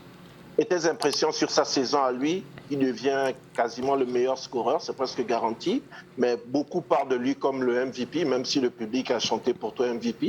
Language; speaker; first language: French; native; French